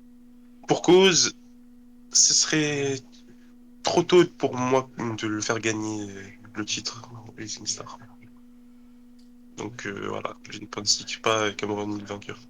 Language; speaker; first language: French; native; French